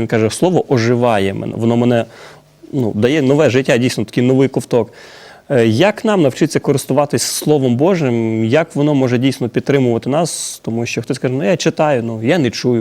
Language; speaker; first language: Ukrainian; native; Ukrainian